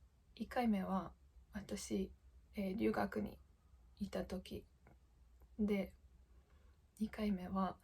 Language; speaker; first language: Japanese; non-native, fluent; English